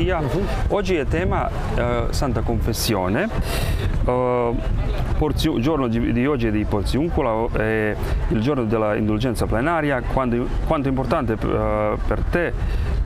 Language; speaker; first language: Italian; non-native, fluent; Croatian